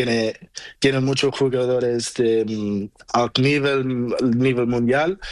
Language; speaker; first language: Spanish; non-native, local second language; Portuguese